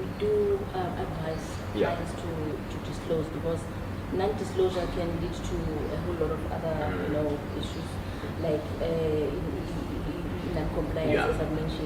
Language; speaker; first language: English; non-native, local second language; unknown